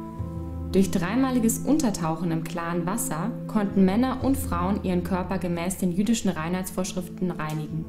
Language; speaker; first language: German; native; German